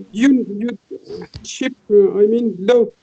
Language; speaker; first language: English; non-native, fluent; Persian